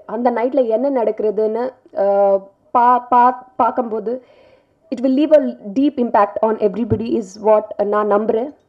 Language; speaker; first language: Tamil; non-native, learner; Telugu